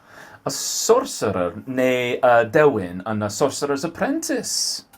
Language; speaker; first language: Welsh; non-native, learner; English